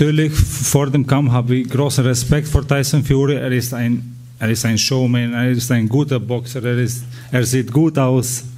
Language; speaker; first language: German; non-native, fluent; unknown